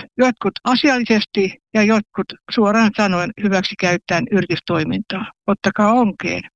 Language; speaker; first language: Finnish; native; Finnish